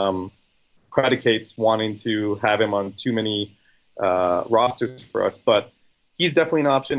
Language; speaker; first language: English; native; English